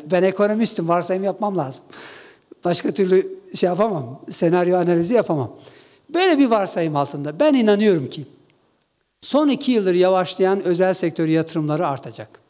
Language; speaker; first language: Turkish; non-native, local second language; Kurdish